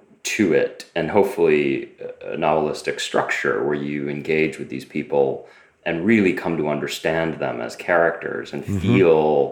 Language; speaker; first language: English; native; English